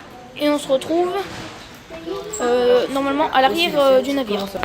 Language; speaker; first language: French; native; French